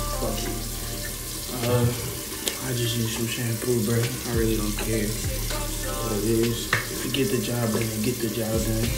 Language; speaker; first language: English; native; English